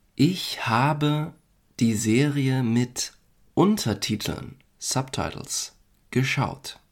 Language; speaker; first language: German; native; German